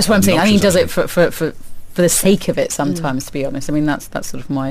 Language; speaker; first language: English; native; English